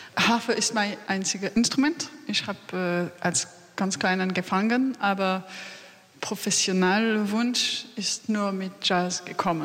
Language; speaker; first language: German; non-native, fluent; French